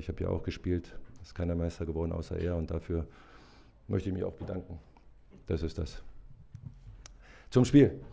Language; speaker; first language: German; native; German